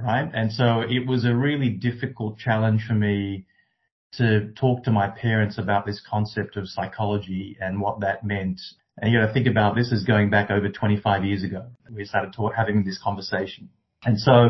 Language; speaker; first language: English; native; English